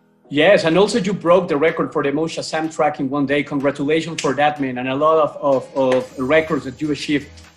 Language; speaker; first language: English; non-native, fluent; Spanish